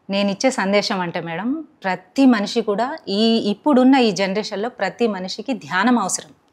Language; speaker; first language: Telugu; non-native, local second language; Hindi